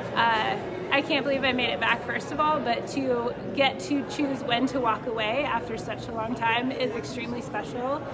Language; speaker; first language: English; native; English